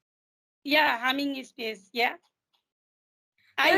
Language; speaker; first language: English; non-native, fluent; Hindi